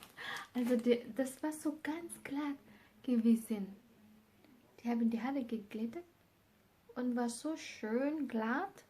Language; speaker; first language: German; non-native, learner; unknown